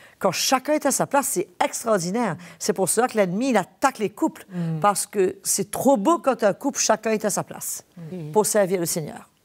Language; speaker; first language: French; native; French